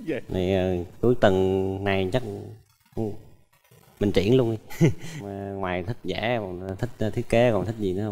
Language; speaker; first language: Vietnamese; native; Vietnamese